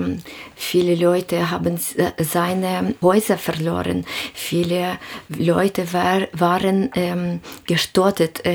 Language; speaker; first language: German; non-native, learner; Ukrainian